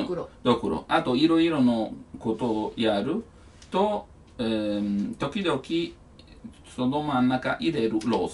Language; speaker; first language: Japanese; non-native, learner; Italian